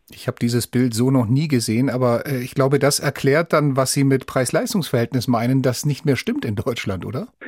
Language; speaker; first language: German; native; German